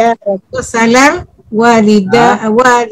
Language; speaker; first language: Arabic; non-native, learner; Malay